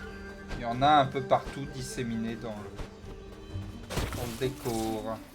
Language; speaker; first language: French; native; French